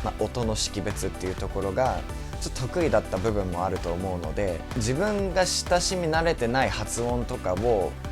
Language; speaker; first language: Japanese; non-native, fluent; English